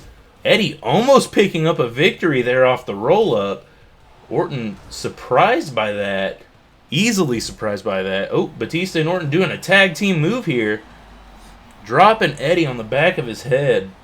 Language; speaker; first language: English; native; English